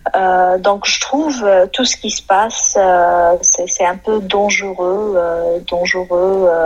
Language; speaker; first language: French; non-native, fluent; Arabic